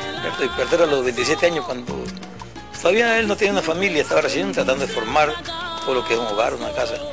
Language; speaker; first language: Spanish; native; Spanish